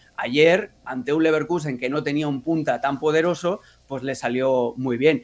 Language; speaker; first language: Spanish; native; Spanish